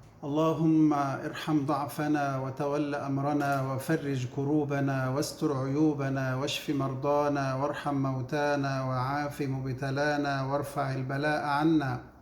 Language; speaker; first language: Arabic; native; Arabic